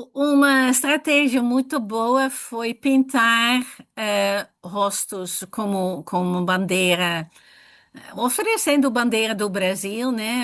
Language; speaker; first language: Portuguese; non-native, fluent; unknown